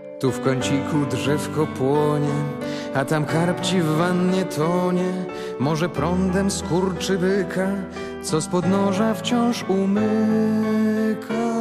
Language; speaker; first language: Polish; native; Polish